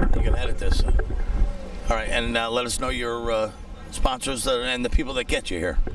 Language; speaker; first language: English; native; English